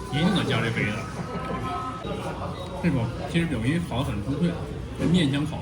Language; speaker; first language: Chinese; native; Chinese